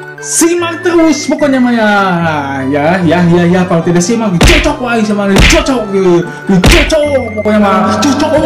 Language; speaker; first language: Indonesian; non-native, local second language; Sundanese